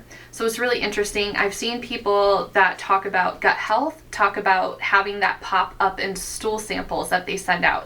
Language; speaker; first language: English; native; English